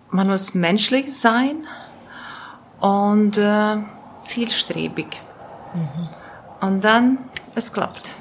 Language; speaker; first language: German; non-native, learner; Latvian